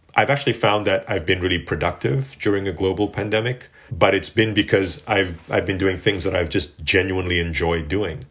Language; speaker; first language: English; native; English